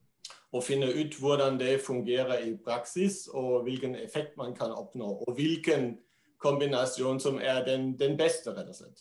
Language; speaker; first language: Norwegian; non-native, fluent; German